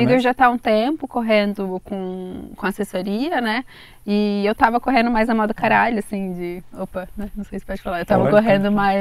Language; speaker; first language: Portuguese; native; Portuguese